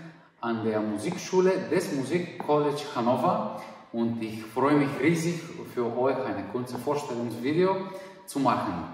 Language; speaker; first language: German; non-native, fluent; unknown